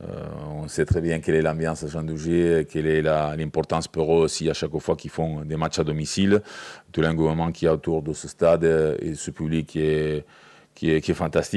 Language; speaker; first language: French; native; French